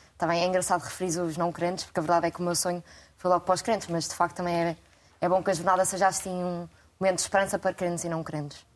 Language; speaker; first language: Portuguese; native; Portuguese